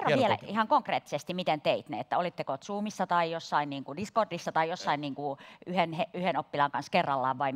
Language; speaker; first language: Finnish; native; Finnish